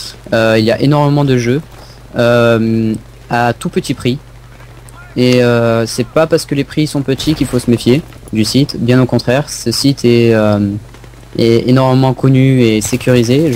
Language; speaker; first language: French; native; French